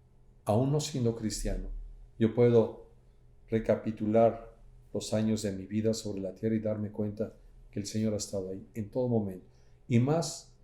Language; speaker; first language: Spanish; native; Spanish